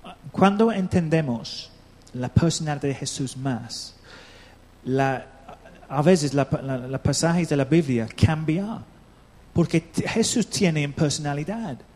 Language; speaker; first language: Spanish; non-native, learner; English